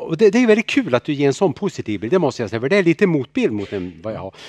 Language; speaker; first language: Swedish; native; Swedish